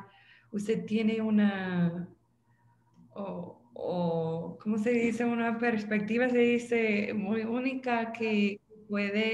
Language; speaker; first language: Spanish; non-native, fluent; English